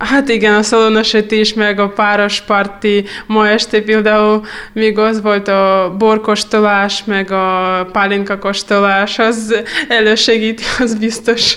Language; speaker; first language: Hungarian; non-native, fluent; Russian